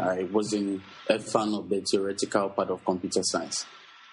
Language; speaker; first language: English; non-native, local second language; Akan